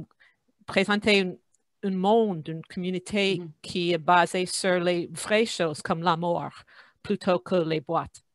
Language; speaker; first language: French; non-native, fluent; English